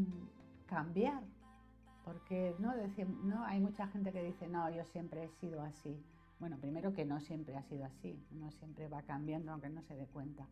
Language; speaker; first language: Spanish; native; Spanish